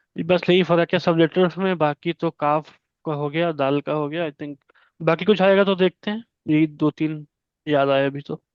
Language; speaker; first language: Hindi; native; Hindi